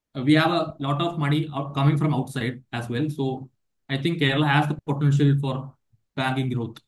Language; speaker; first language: English; non-native, local second language; Malayalam